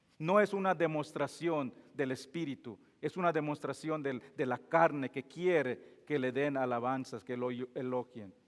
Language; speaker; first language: Spanish; non-native, fluent; English